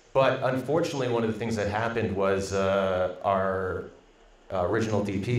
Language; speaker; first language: English; native; English